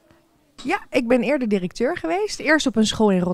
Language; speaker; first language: Dutch; native; Dutch